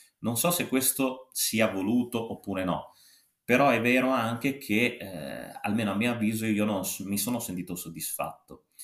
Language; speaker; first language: Italian; native; Italian